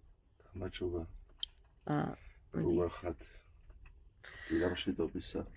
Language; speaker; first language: Georgian; non-native, learner; German